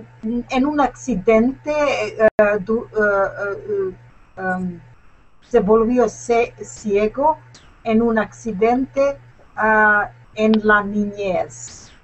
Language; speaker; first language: Spanish; non-native, learner; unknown